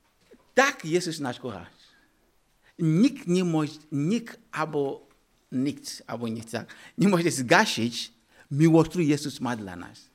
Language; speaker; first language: Polish; non-native, learner; Ukrainian